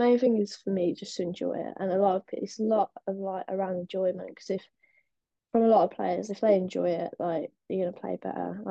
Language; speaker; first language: English; native; English